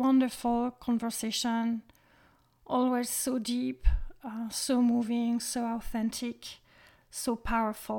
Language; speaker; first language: English; non-native, fluent; French